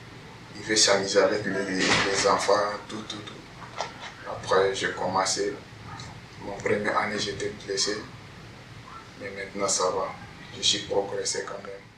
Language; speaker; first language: French; non-native, learner; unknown